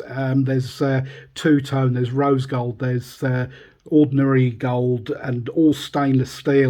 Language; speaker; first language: English; native; English